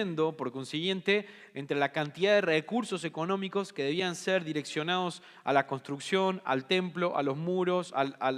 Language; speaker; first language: Spanish; native; Spanish